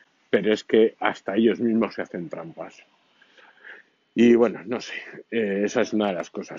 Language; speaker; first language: Spanish; native; Spanish